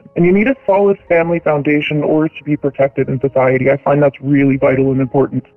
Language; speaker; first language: English; native; English